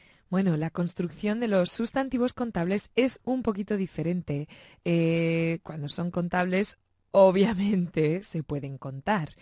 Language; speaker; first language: Spanish; native; Spanish